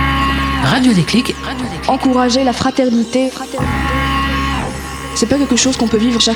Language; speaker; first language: French; native; French